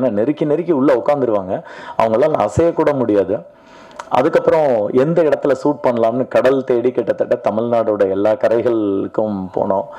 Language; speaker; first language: Tamil; native; Tamil